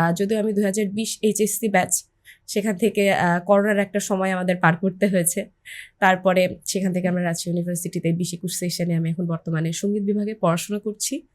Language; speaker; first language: Bangla; native; Bangla